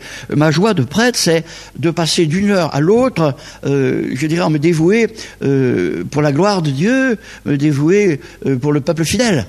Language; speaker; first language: French; native; French